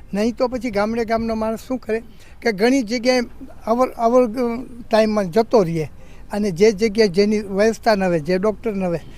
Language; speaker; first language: Gujarati; non-native, local second language; Kachhi